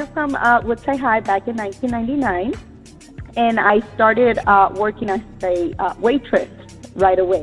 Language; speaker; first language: English; early bilingual, other home language; Spanish